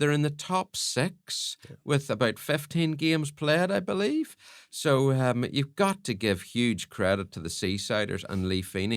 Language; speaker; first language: English; native; English